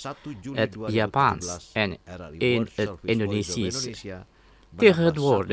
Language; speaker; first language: Dutch; non-native, learner; Indonesian